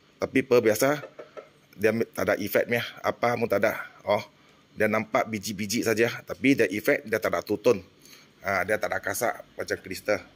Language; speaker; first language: Malay; non-native, local second language; Min Nan Chinese